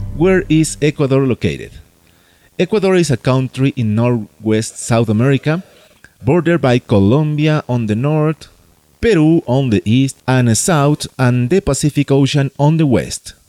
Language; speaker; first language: English; non-native, fluent; Spanish